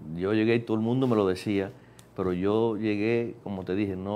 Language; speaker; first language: Spanish; native; Spanish